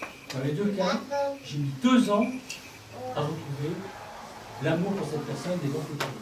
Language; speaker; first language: French; native; French